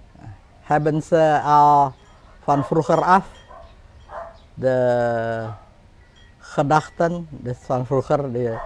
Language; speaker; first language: Dutch; non-native, fluent; Indonesian